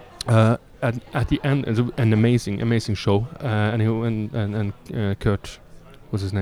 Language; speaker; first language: English; non-native, fluent; Norwegian